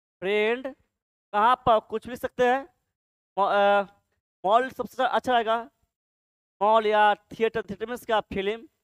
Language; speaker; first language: Hindi; native; Hindi